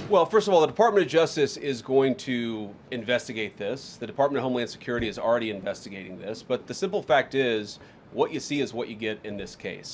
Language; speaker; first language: English; native; English